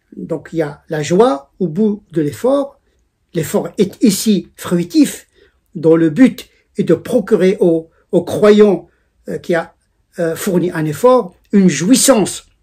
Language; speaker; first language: French; non-native, local second language; Arabic